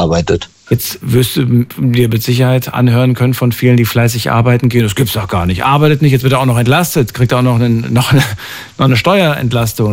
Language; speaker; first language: German; native; German